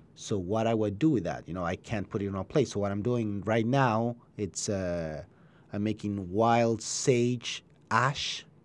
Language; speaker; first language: English; non-native, learner; Spanish